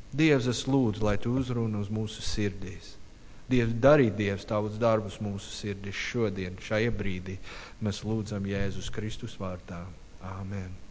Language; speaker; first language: Latvian; non-native, learner; English